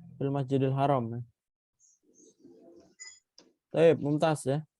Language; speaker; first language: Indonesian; native; Indonesian